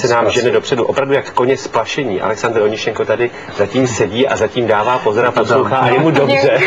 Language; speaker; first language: Czech; native; Czech